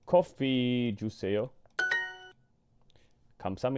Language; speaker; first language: Korean; non-native, learner; English